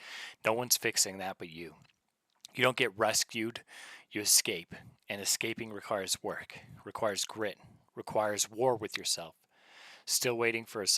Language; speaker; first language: English; native; English